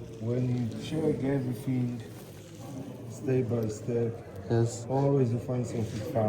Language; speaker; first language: English; non-native, learner; Polish